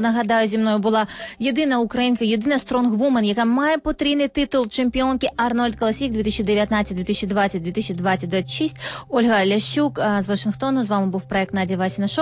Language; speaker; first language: Ukrainian; native; Ukrainian